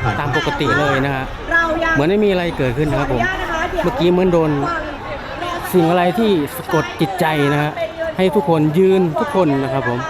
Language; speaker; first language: Thai; native; Thai